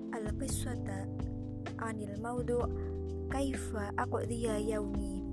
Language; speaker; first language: Arabic; non-native, learner; Indonesian